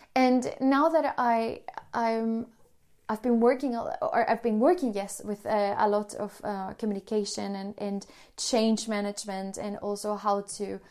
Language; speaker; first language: English; non-native, fluent; Spanish